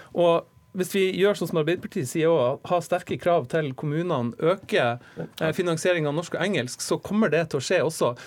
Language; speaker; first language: Norwegian; native; Norwegian